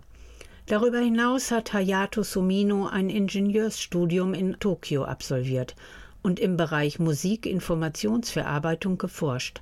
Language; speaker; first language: German; native; German